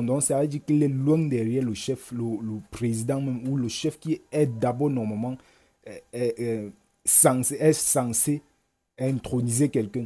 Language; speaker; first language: French; native; French